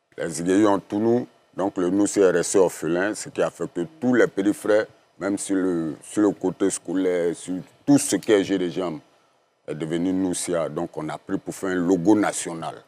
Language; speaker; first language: French; native; French